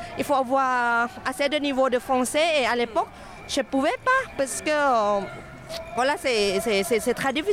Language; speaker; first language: French; non-native, fluent; Thai